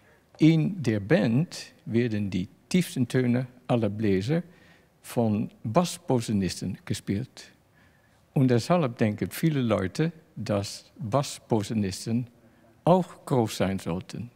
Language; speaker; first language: German; non-native, fluent; Dutch